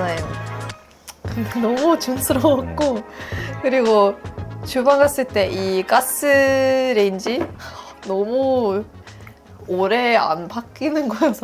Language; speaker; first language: Korean; non-native, fluent; Swedish